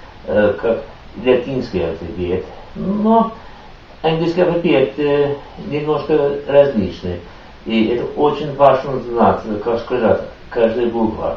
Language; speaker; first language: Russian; non-native, learner; English